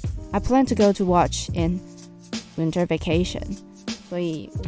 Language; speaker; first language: English; non-native, fluent; Chinese